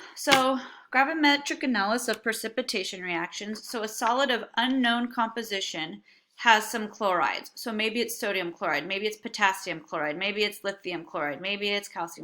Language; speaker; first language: English; native; English